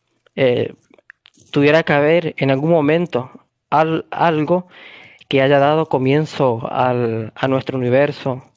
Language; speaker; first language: Spanish; native; Spanish